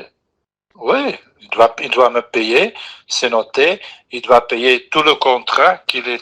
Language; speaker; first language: French; non-native, local second language; Dutch